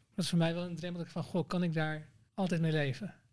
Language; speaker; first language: Dutch; native; Dutch